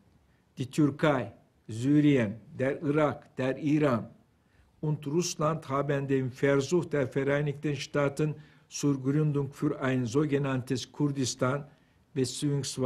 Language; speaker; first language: German; non-native, fluent; Turkish